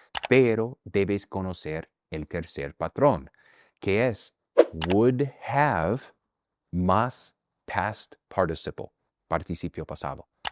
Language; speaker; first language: Spanish; non-native, fluent; English